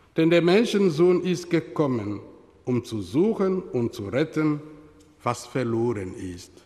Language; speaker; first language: German; non-native, fluent; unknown